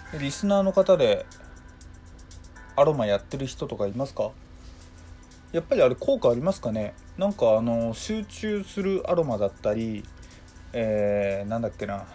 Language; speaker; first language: Japanese; native; Japanese